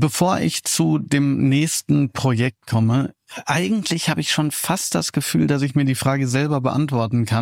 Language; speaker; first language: German; native; German